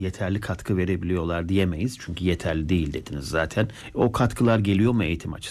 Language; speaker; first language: Turkish; native; Turkish